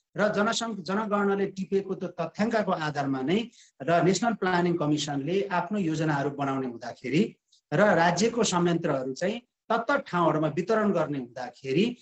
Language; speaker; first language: Nepali; non-native, local second language; Sherpa